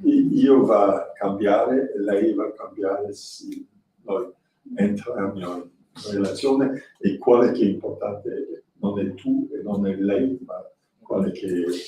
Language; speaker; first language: Italian; non-native, learner; French